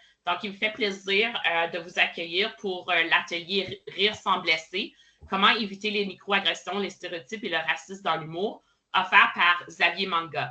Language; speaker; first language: French; native; French